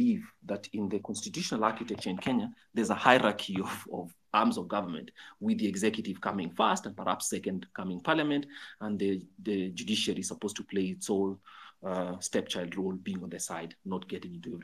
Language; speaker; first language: English; non-native, local second language; Luo (Kenya and Tanzania)